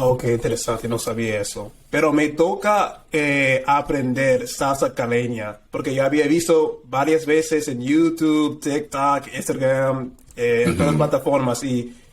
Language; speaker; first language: Spanish; non-native, fluent; English